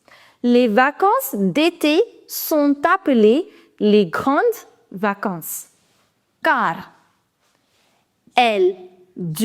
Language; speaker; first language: French; non-native, fluent; Hindi